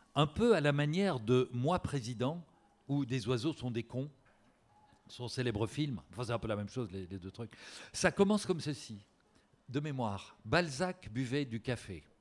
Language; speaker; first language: French; native; French